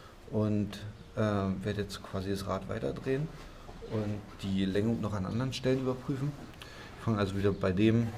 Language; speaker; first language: German; native; German